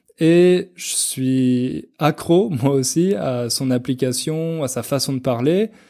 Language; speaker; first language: French; native; French